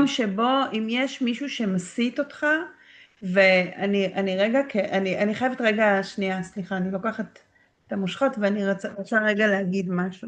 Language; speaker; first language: Hebrew; native; Hebrew